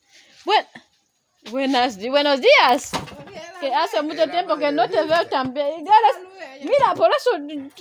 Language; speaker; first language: Spanish; non-native, learner; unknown